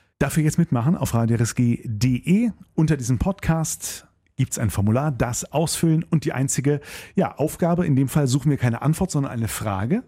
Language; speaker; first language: German; native; German